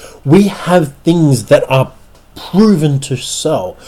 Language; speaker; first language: English; native; English